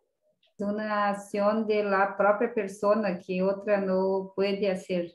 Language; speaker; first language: Spanish; non-native, learner; Portuguese